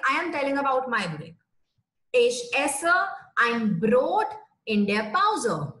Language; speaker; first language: German; non-native, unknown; Hindi